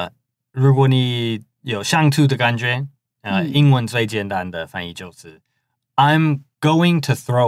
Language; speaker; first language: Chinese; non-native, fluent; English